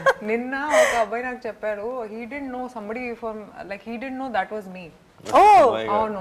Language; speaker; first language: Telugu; non-native, local second language; Hindi